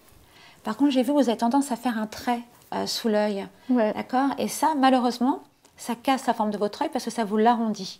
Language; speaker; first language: French; native; French